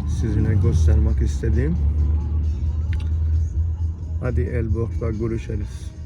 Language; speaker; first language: Turkish; non-native, learner; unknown